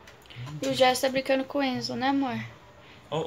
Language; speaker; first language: Portuguese; native; Portuguese